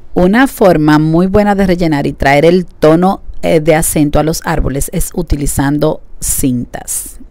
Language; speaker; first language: Spanish; native; Spanish